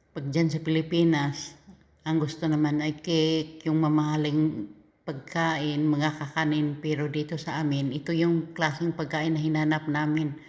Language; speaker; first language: Filipino; non-native, local second language; Cebuano